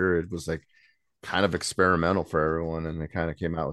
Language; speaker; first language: English; native; English